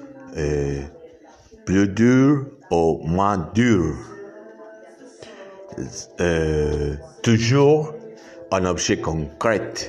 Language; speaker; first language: French; non-native, learner; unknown